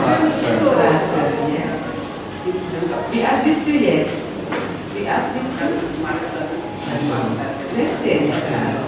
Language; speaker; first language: German; non-native, learner; Indonesian